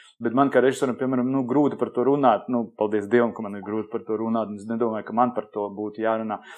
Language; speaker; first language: Latvian; non-native, local second language; Russian